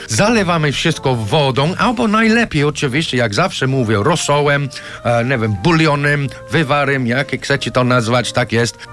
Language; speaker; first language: Polish; non-native, fluent; English